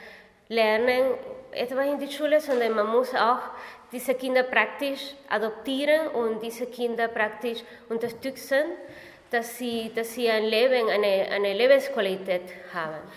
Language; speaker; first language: German; non-native, fluent; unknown